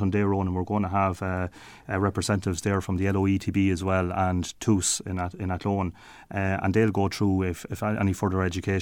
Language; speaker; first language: English; native; English